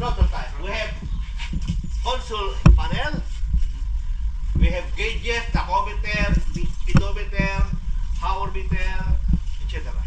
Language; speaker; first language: English; non-native, local second language; Filipino